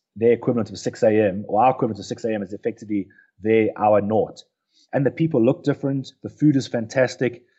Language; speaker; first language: English; native; English